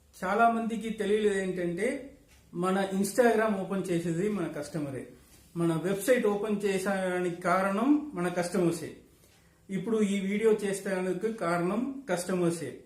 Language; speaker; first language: Telugu; non-native, learner; Tamil